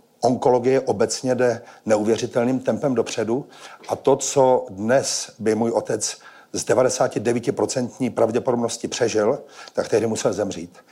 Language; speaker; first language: Czech; native; Czech